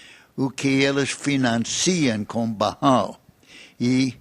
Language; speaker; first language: Portuguese; non-native, fluent; English